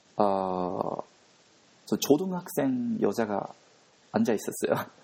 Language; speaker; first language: Korean; non-native, fluent; Japanese